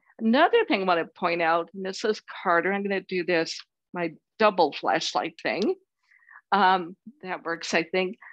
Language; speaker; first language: English; native; English